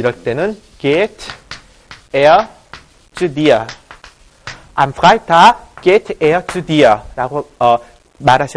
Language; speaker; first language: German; non-native, fluent; Korean